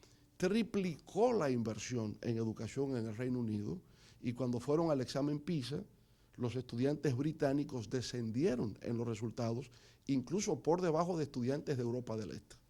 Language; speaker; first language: Spanish; native; Spanish